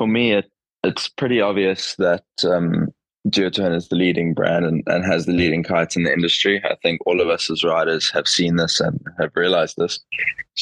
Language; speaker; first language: English; native; English